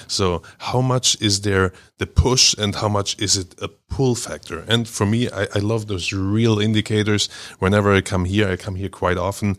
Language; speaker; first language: English; non-native, fluent; German